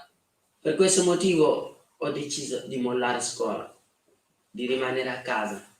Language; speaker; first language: Italian; non-native, fluent; Wolof